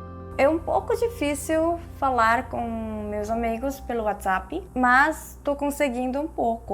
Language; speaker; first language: Portuguese; non-native, fluent; Korean